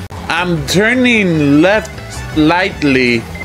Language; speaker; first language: English; early bilingual, other home language; Spanish